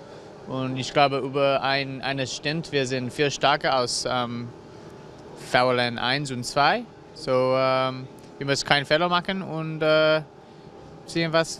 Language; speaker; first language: German; non-native, learner; English